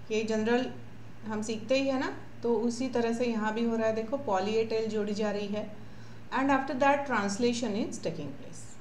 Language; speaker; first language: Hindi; non-native, local second language; Marathi